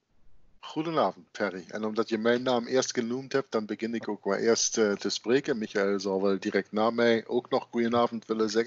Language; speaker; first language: Dutch; non-native, fluent; German